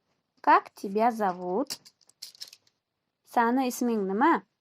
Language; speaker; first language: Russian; non-native, fluent; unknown